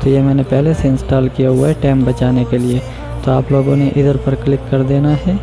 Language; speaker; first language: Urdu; non-native, local second language; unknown